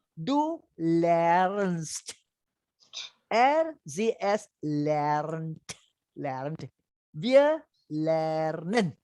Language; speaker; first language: German; non-native, learner; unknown